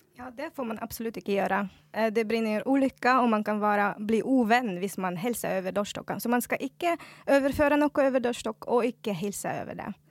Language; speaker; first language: Norwegian; non-native, fluent; Russian